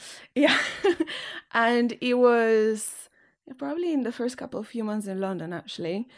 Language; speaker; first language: English; non-native, fluent; Spanish